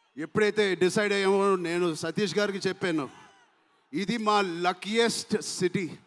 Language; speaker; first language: Telugu; native; Telugu